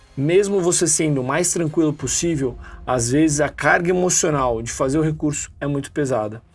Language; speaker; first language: Portuguese; native; Portuguese